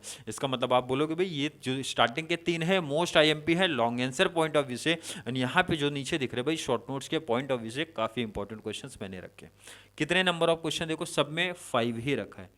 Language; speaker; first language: Hindi; native; Hindi